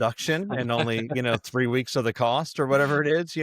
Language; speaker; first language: English; native; English